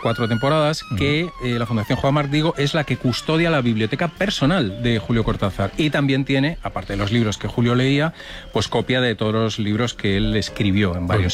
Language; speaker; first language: Spanish; native; Spanish